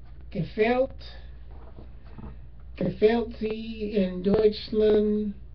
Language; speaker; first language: German; non-native, learner; English